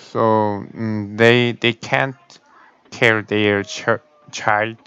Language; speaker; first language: English; non-native, learner; Korean